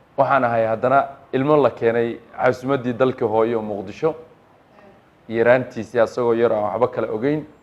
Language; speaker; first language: Somali; native; Somali